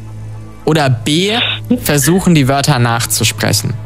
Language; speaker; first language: German; native; German